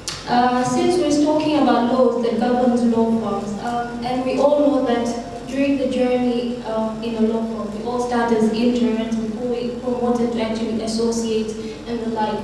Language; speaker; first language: English; non-native, local second language; Swahili